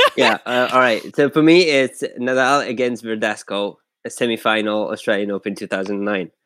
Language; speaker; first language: English; non-native, fluent; French